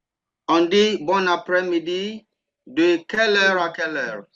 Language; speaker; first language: French; non-native, fluent; Akan